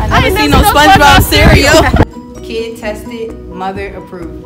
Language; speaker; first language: English; native; English